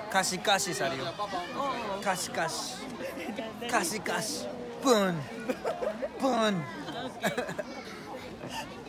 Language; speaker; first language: Spanish; non-native, learner; Japanese